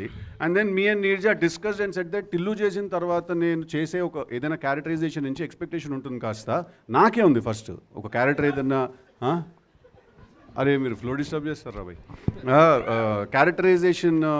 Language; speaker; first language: Telugu; native; Telugu